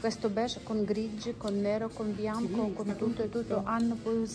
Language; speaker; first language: Italian; non-native, learner; Russian